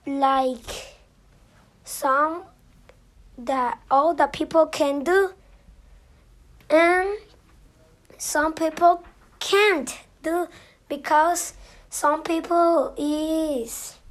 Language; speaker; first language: English; non-native, learner; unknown